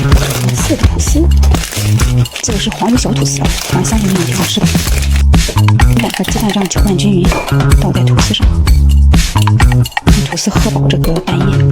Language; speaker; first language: Chinese; native; Chinese